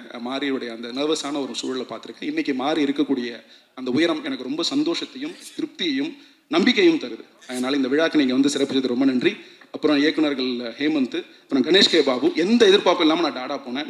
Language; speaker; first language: Tamil; native; Tamil